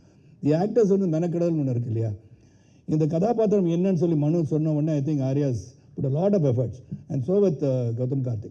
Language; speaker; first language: Tamil; native; Tamil